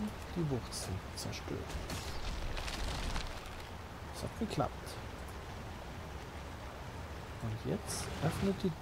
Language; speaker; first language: German; native; German